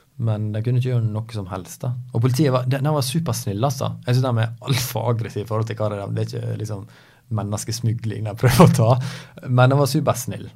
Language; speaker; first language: Norwegian; native; Norwegian